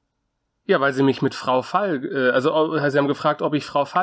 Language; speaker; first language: German; native; German